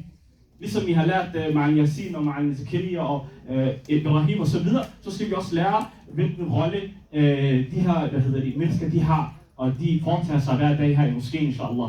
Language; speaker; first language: Danish; early bilingual, other home language; Somali